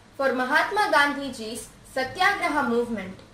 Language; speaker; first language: English; non-native, local second language; Konkani